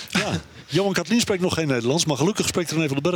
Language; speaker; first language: Dutch; native; Dutch